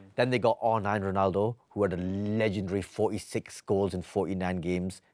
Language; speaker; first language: English; native; English